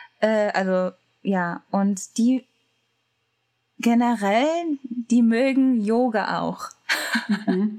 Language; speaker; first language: German; non-native, learner; Japanese